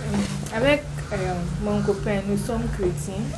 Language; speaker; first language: French; non-native, learner; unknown